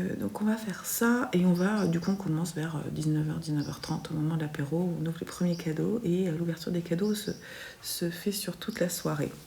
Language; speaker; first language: French; native; French